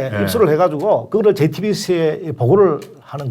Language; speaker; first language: Korean; native; Korean